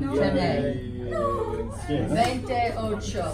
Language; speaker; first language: Spanish; non-native, learner; English